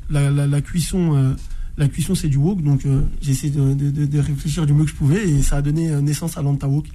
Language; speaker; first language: French; native; French